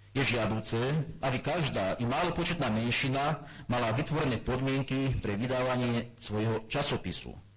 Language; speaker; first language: Slovak; non-native, local second language; German